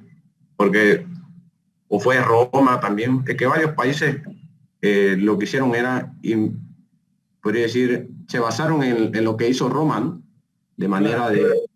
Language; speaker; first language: Spanish; native; Spanish